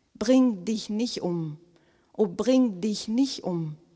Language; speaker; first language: German; non-native, fluent; Portuguese